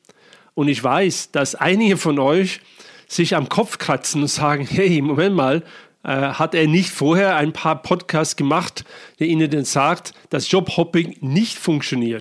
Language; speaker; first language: German; non-native, fluent; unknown